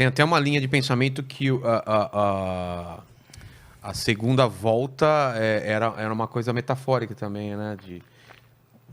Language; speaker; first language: Portuguese; native; Portuguese